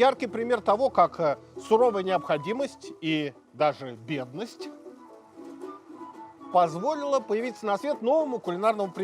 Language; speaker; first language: Russian; native; Russian